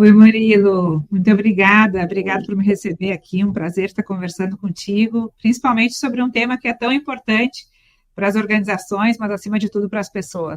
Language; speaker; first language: Portuguese; native; Portuguese